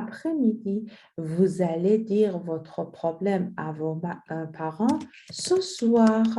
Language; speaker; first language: French; non-native, fluent; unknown